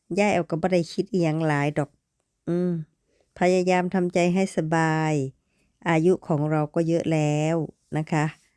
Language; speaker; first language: Thai; native; Thai